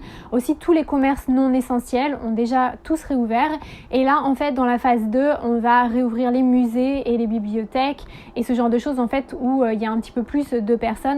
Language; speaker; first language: French; native; French